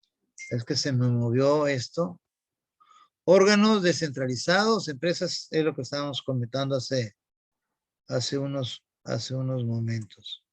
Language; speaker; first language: Spanish; native; Spanish